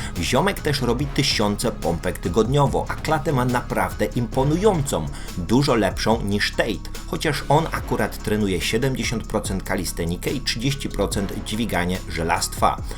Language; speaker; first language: Polish; native; Polish